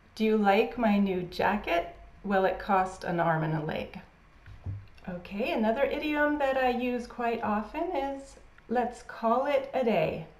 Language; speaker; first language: English; native; English